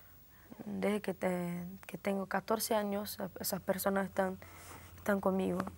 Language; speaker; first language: Spanish; non-native, fluent; Portuguese